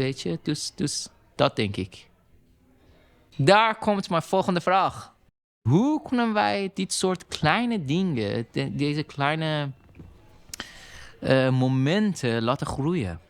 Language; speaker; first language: Dutch; non-native, learner; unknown